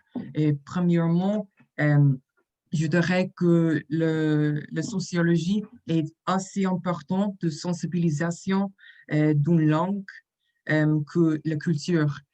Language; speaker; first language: French; non-native, learner; English